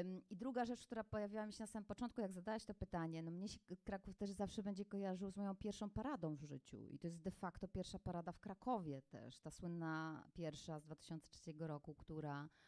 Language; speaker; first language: Polish; native; Polish